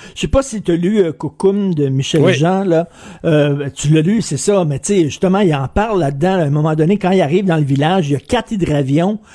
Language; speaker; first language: French; native; French